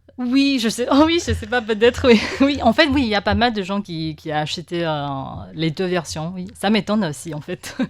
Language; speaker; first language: French; non-native, fluent; Chinese